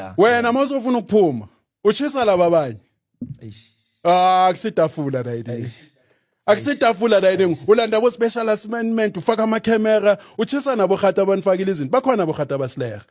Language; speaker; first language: Zulu; native; Zulu